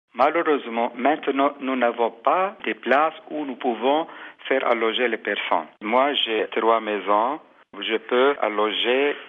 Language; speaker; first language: French; non-native, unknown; Armenian